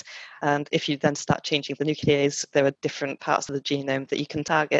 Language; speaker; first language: English; non-native, fluent; French